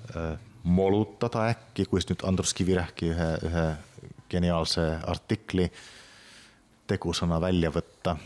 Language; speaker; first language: Estonian; non-native, fluent; Finnish